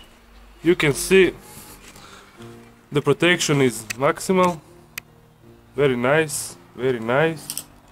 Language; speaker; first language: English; non-native, learner; Croatian